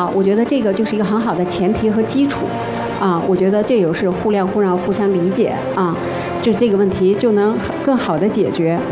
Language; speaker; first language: Chinese; native; Chinese